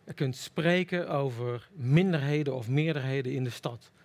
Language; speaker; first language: Dutch; native; Dutch